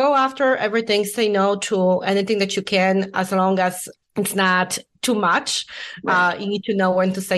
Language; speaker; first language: English; non-native, fluent; Polish